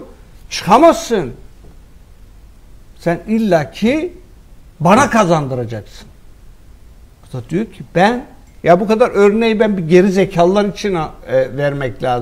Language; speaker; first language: Turkish; native; Turkish